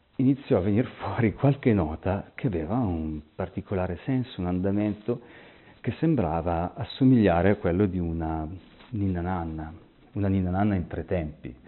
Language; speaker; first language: Italian; native; Italian